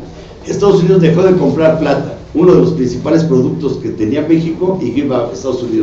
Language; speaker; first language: Spanish; native; Spanish